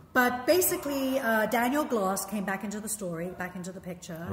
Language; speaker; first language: English; native; English